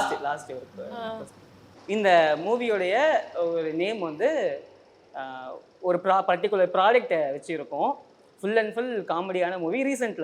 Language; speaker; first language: Tamil; native; Tamil